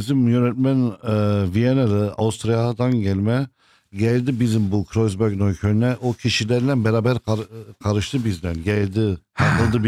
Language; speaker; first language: Turkish; non-native, fluent; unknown